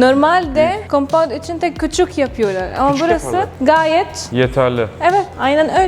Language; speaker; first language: Turkish; non-native, learner; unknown